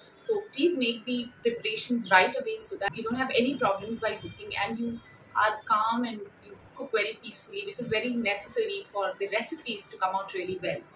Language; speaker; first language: English; non-native, local second language; Kannada